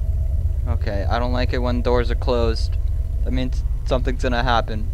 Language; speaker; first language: English; native; English